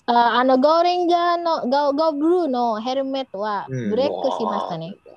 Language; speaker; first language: Japanese; non-native, learner; Indonesian